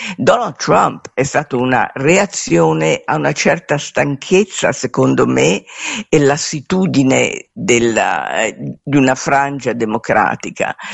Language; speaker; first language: Italian; native; Italian